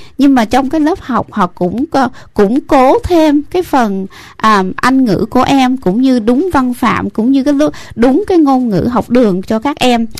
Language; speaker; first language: Vietnamese; early bilingual, heritage; Vietnamese